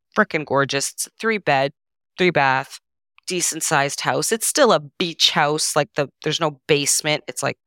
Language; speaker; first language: English; non-native, fluent; Serbian